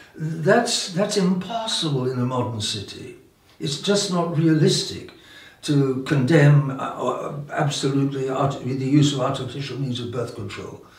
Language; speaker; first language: English; native; English